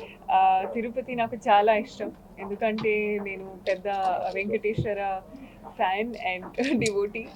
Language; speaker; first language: Telugu; non-native, learner; Hindi